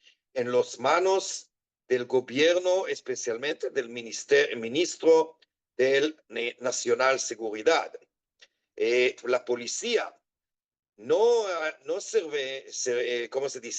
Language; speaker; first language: Spanish; non-native, fluent; Hebrew